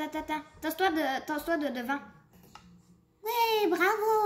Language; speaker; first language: French; native; French